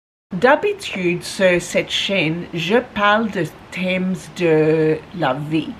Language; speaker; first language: French; non-native, learner; English